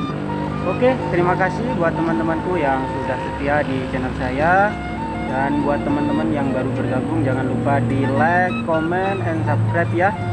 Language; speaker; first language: Indonesian; non-native, local second language; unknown